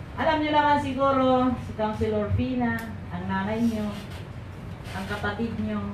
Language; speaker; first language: Filipino; non-native, local second language; Pangasinan